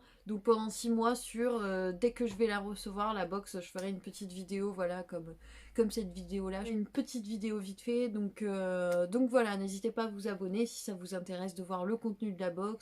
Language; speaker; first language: French; native; French